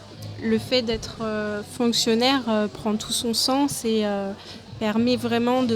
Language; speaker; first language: French; native; French